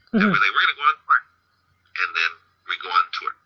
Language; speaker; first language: English; early bilingual, other home language; Spanish